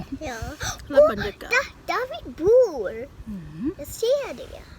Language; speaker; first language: Swedish; non-native, learner; Thai